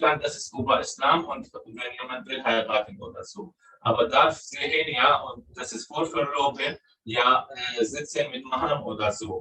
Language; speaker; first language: German; non-native, learner; Arabic